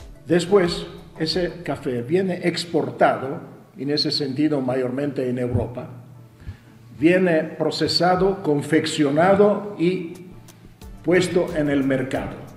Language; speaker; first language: Spanish; non-native, fluent; Russian